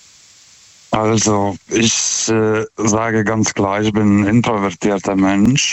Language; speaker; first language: German; non-native, fluent; Lithuanian